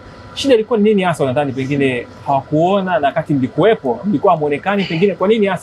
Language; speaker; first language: Swahili; native; Swahili